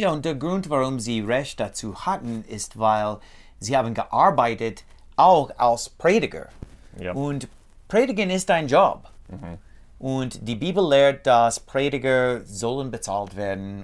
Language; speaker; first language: German; non-native, learner; English